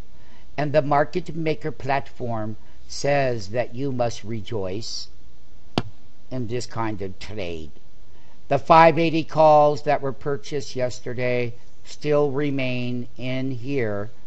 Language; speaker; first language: English; native; English